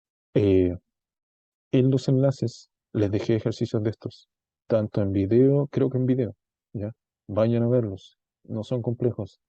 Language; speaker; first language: Spanish; native; Spanish